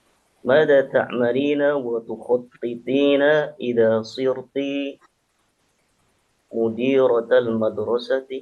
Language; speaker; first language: Arabic; non-native, learner; Indonesian